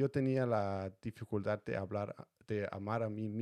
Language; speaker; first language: Spanish; non-native, fluent; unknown